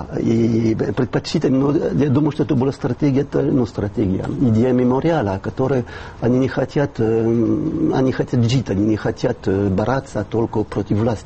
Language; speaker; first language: Russian; non-native, fluent; French